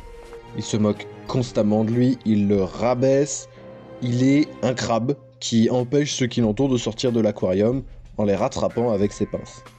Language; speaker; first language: French; native; French